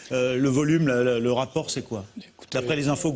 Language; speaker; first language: French; native; French